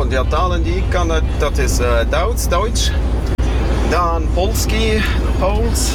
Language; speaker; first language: Dutch; non-native, fluent; Kashubian